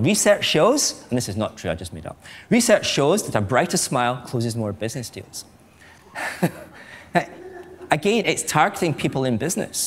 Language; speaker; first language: English; native; English